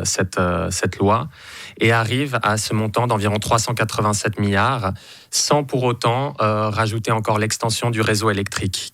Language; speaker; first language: French; native; French